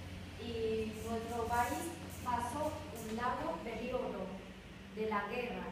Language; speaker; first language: Spanish; non-native, learner; Vietnamese